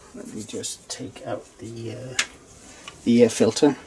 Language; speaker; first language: English; non-native, fluent; Danish